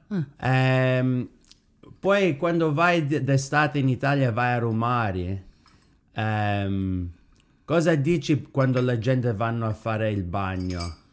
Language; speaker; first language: Italian; early bilingual, heritage; Italian